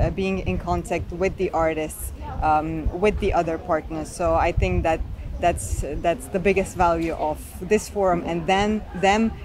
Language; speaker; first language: English; non-native, fluent; Slovenian